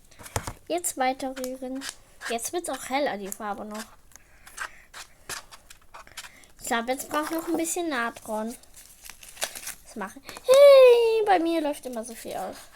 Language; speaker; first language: German; native; German